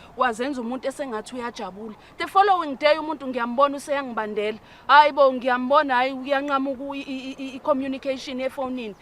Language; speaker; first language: Zulu; native; Zulu